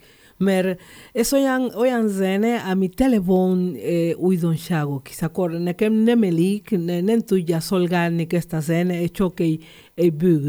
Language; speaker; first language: Hungarian; non-native, learner; Spanish